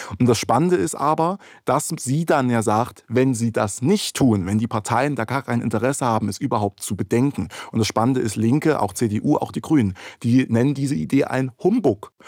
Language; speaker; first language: German; early bilingual, other home language; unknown